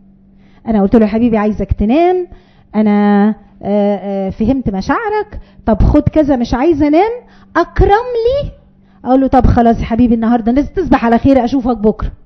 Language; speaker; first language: Arabic; native; Arabic